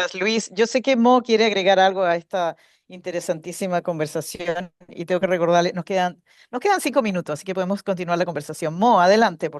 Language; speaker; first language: Spanish; native; Spanish